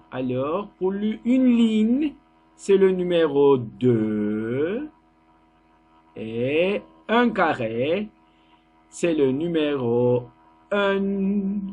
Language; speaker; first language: French; non-native, learner; Turkish